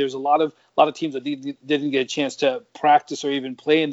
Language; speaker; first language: English; native; English